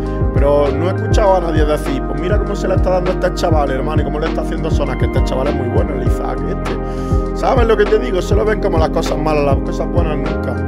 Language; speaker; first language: Spanish; native; Spanish